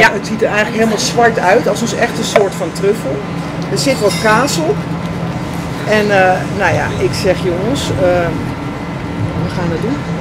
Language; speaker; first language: Dutch; native; Dutch